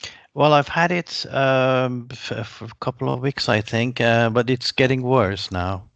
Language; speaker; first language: English; non-native, fluent; Persian